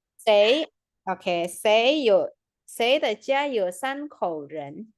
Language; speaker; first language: Chinese; non-native, fluent; Indonesian